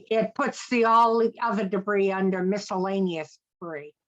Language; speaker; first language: English; native; English